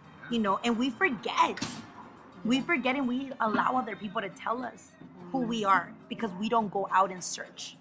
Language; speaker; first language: English; early bilingual, other home language; Spanish